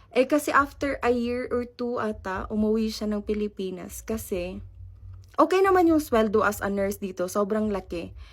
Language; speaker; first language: Filipino; non-native, local second language; Cebuano